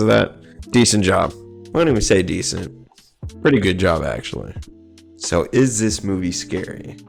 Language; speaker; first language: English; native; English